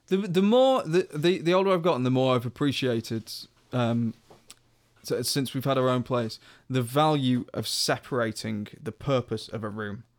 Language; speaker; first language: English; native; English